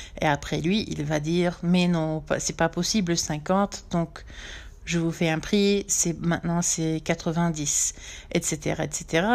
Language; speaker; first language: French; non-native, fluent; English